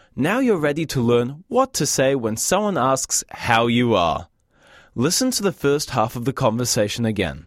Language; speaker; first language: English; native; English